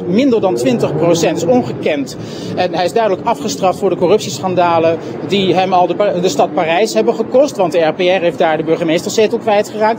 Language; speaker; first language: Dutch; native; Dutch